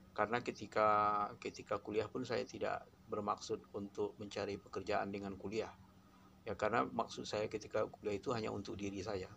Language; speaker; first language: Indonesian; non-native, local second language; Minangkabau